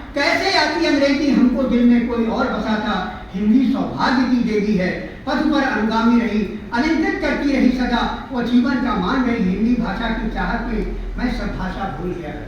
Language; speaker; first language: Hindi; native; Hindi